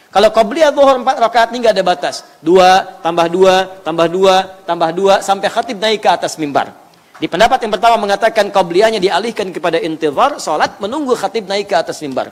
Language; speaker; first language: Indonesian; native; Indonesian